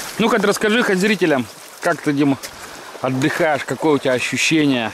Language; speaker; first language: Russian; native; Russian